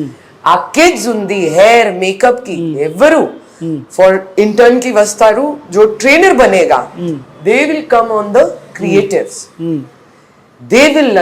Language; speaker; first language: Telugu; non-native, learner; Hindi